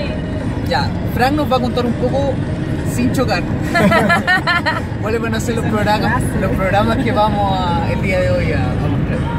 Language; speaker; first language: Spanish; native; Spanish